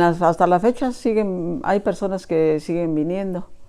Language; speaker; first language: Spanish; native; Spanish